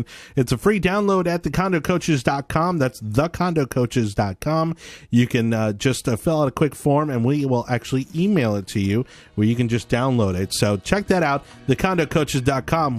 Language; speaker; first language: English; native; English